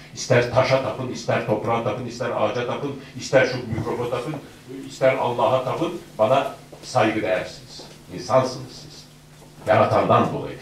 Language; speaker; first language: Turkish; native; Turkish